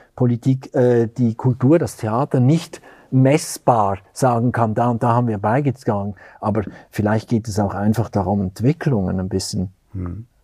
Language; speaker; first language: German; native; German